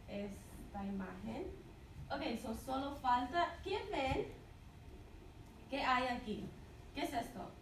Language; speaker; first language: Spanish; non-native, fluent; English